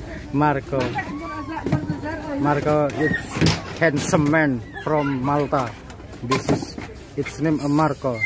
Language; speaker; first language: English; non-native, learner; Indonesian